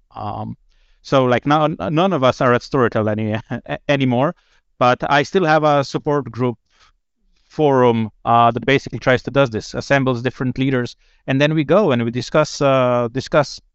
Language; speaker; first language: English; non-native, fluent; Slovenian